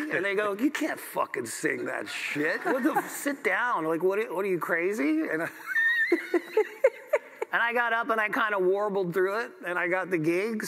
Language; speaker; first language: English; native; English